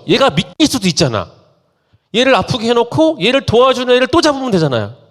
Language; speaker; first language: Korean; native; Korean